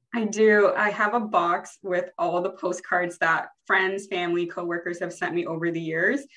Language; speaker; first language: English; early bilingual, other home language; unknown